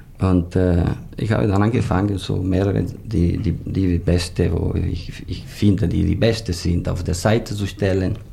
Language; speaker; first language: German; non-native, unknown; Italian